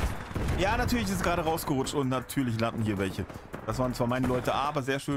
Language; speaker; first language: German; native; German